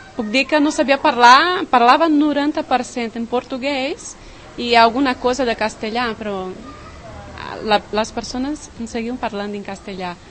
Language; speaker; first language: Catalan; non-native, fluent; Portuguese